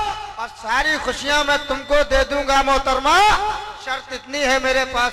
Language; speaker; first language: Urdu; native; Urdu